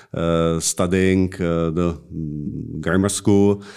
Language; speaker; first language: English; non-native, fluent; Czech